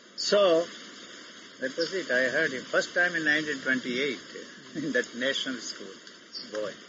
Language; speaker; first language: English; non-native, local second language; Telugu